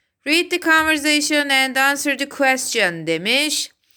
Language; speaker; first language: English; non-native, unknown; Turkish